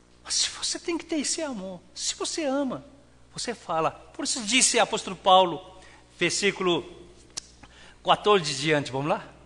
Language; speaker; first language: Portuguese; non-native, fluent; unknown